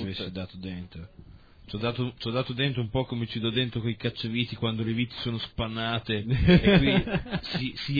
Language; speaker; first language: Italian; native; Italian